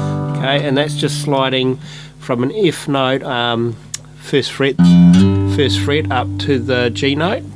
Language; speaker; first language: English; native; English